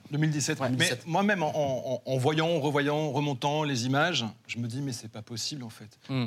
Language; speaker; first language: French; native; French